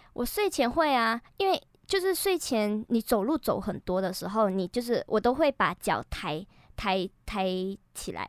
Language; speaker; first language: Chinese; native; Chinese